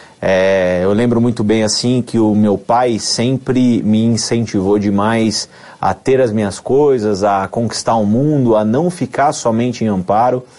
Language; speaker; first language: Portuguese; native; Portuguese